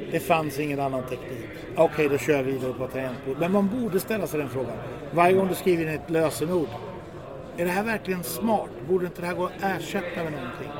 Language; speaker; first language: Swedish; native; Swedish